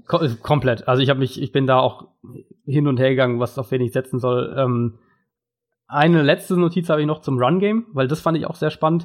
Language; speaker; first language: German; native; German